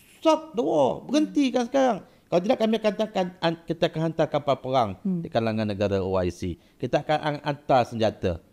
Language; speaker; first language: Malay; native; Malay